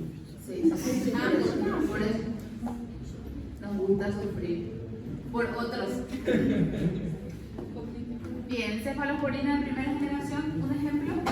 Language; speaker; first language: Spanish; native; Spanish